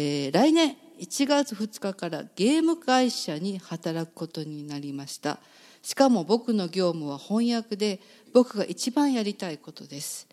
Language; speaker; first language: Japanese; native; Japanese